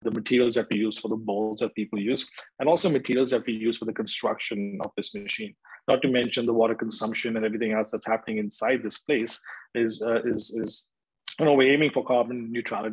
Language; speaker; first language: English; non-native, local second language; Hindi